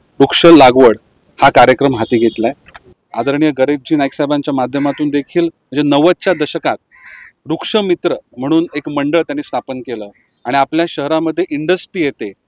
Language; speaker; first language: Marathi; native; Marathi